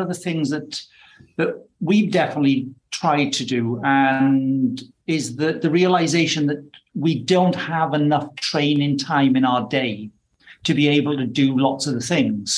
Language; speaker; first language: English; native; English